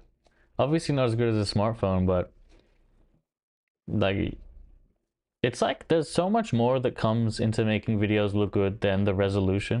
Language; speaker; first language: English; native; English